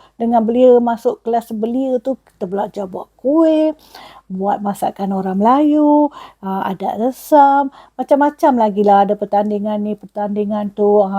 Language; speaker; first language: Malay; non-native, local second language; Tamil